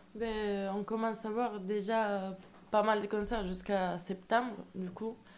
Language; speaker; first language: French; non-native, fluent; Italian